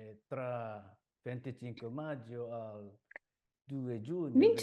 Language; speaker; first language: Italian; non-native, learner; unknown